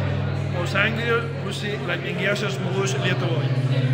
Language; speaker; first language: Lithuanian; non-native, learner; Spanish